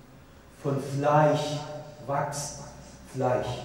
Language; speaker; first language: German; non-native, fluent; Persian